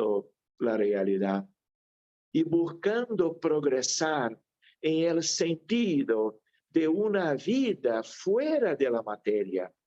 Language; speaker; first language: Spanish; non-native, fluent; Portuguese